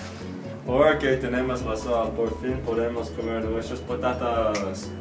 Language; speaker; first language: Spanish; non-native, learner; English